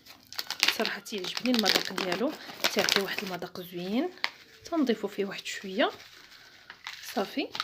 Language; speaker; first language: Arabic; native; Arabic